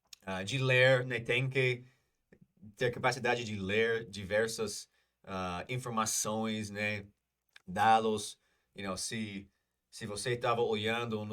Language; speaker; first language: Portuguese; non-native, fluent; English